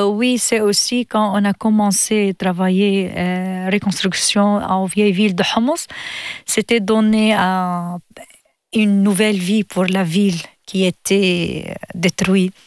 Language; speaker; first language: French; non-native, learner; Arabic